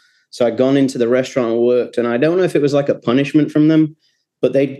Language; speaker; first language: English; native; English